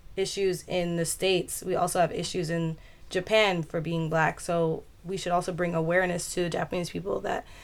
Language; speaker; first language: English; native; English